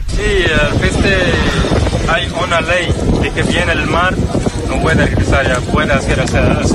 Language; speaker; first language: Spanish; non-native, learner; Arabic